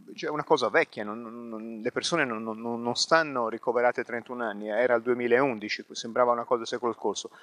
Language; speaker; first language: Italian; native; Italian